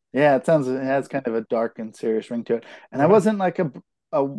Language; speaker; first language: English; native; English